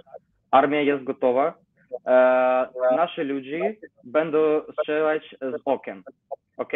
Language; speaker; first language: Polish; non-native, learner; Ukrainian